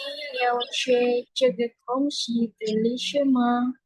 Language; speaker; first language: Chinese; non-native, learner; Indonesian